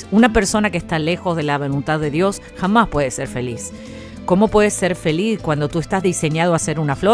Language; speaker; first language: Spanish; native; Spanish